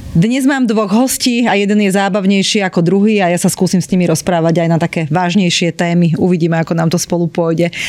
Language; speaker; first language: Slovak; native; Slovak